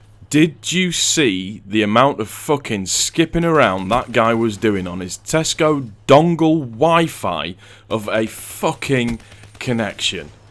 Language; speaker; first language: English; native; English